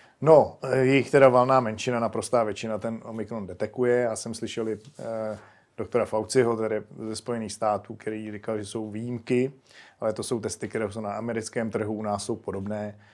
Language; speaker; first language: Czech; native; Czech